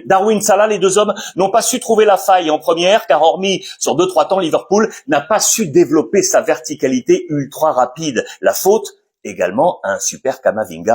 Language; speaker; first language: French; native; French